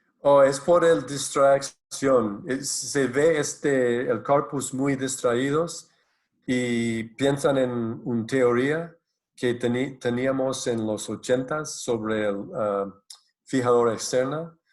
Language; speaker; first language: Spanish; non-native, fluent; English